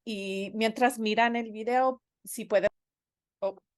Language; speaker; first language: Spanish; non-native, fluent; English